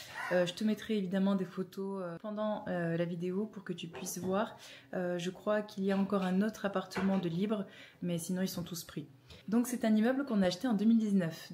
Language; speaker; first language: French; native; French